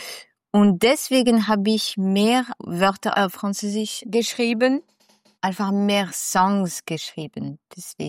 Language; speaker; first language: German; non-native, fluent; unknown